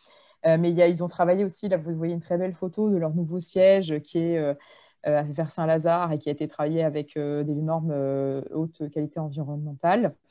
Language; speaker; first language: French; native; French